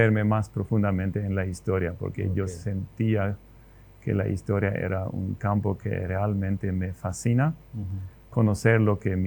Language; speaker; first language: Spanish; non-native, local second language; Plautdietsch